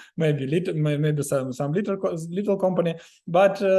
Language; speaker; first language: English; non-native, learner; Ukrainian